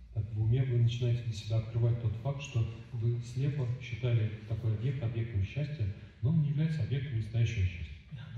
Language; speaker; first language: Russian; native; Russian